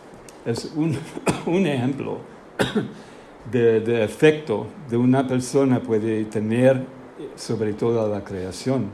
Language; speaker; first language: Spanish; non-native, fluent; English